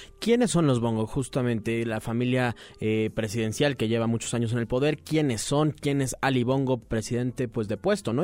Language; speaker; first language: Spanish; native; Spanish